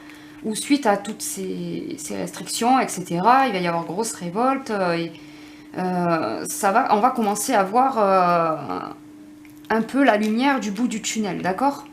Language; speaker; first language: French; native; French